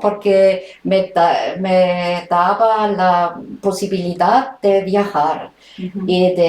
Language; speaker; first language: Spanish; non-native, fluent; German